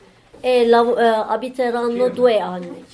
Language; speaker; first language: Italian; non-native, learner; Turkish